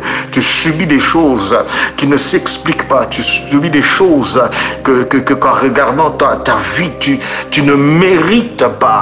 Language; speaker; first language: French; native; French